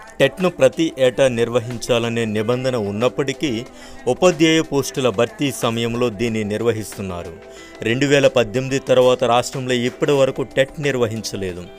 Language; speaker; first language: Telugu; native; Telugu